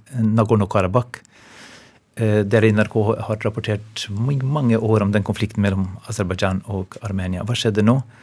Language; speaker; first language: Norwegian; non-native, fluent; Albanian